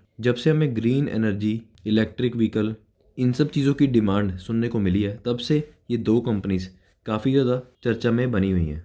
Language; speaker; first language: Hindi; native; Hindi